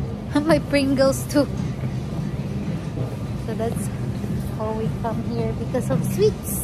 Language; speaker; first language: English; non-native, local second language; Filipino